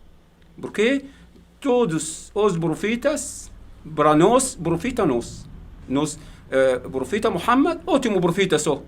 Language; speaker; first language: Portuguese; non-native, learner; Arabic